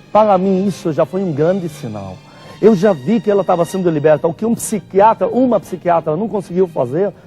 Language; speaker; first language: Portuguese; non-native, fluent; Arabic